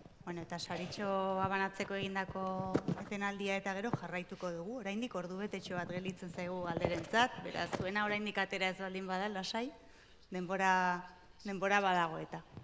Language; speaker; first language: Basque; early bilingual, heritage; Basque